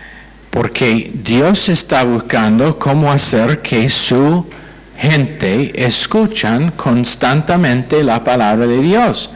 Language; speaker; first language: Spanish; non-native, fluent; English